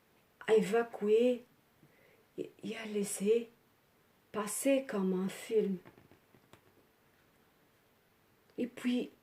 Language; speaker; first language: French; non-native, learner; Portuguese